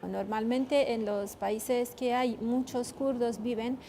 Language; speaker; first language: Spanish; non-native, fluent; Kurdish